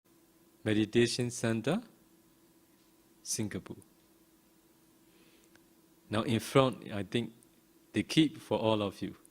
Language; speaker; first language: English; non-native, fluent; Burmese